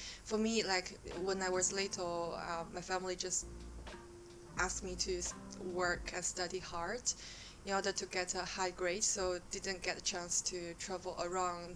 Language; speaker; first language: English; non-native, fluent; Chinese